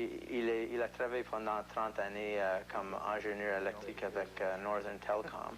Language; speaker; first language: French; non-native, local second language; English